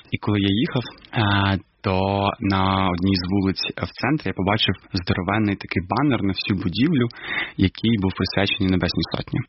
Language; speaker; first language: Ukrainian; non-native, local second language; Crimean Tatar